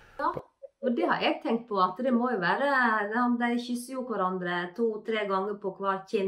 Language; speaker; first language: Norwegian; native; Norwegian